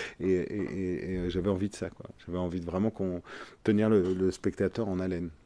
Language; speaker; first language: French; native; French